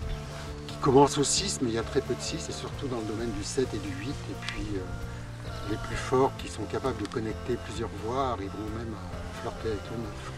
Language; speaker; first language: French; native; French